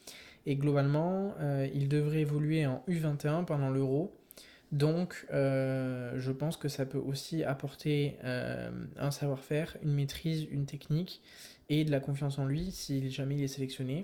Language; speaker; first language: French; native; French